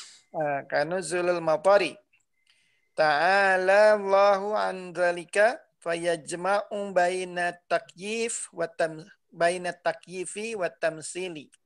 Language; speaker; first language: Arabic; non-native, learner; Indonesian